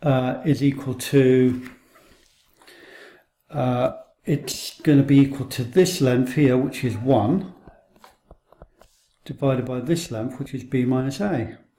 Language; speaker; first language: English; native; English